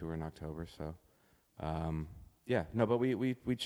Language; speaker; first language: English; native; English